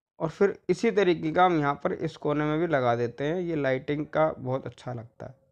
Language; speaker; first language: Hindi; native; Hindi